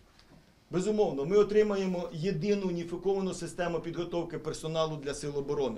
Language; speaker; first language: Ukrainian; native; Ukrainian